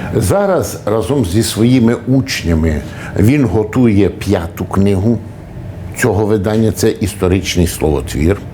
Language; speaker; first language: Ukrainian; native; Ukrainian